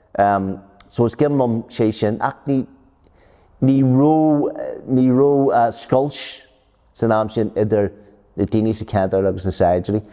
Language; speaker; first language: Irish; non-native, local second language; English